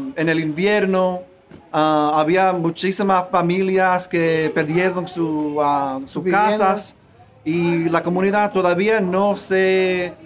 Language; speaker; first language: Spanish; early bilingual, heritage; Spanish